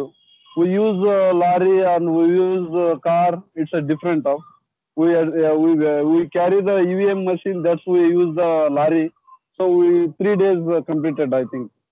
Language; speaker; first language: English; non-native, learner; Kannada